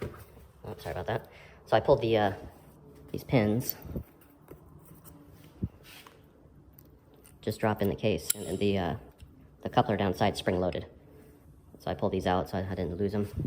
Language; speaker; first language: English; native; English